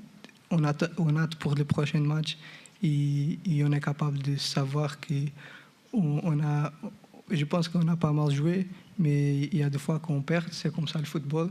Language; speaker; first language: French; non-native, fluent; Portuguese